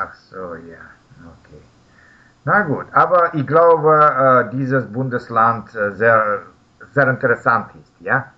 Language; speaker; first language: German; non-native, learner; Russian